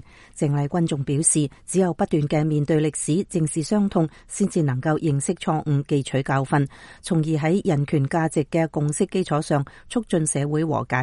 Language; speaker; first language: Chinese; native; Chinese